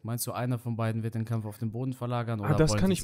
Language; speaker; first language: German; native; German